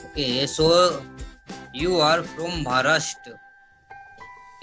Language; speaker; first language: English; non-native, learner; Hindi